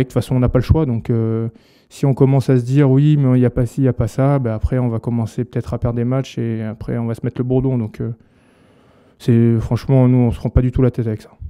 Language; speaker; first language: French; native; French